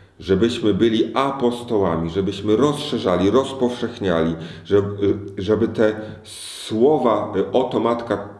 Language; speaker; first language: Polish; native; Polish